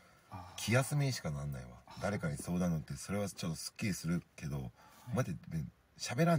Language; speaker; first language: Japanese; native; Japanese